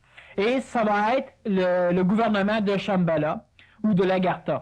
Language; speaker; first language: French; native; French